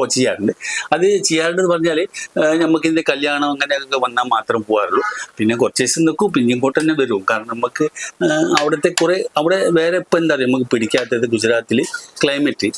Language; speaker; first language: Malayalam; non-native, local second language; Gujarati